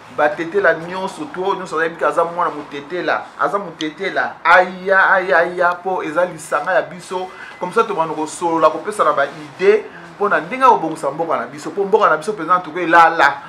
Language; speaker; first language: Lingala; non-native, local second language; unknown